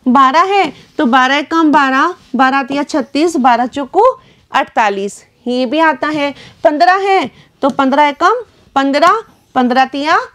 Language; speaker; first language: Hindi; native; Hindi